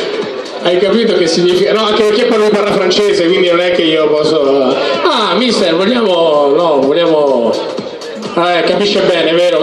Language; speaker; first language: Italian; native; Italian